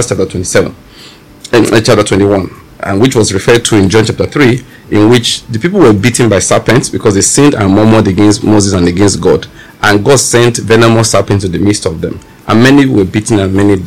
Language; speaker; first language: English; non-native, local second language; Yoruba